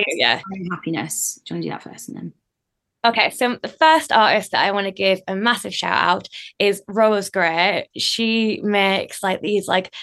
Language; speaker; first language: English; native; English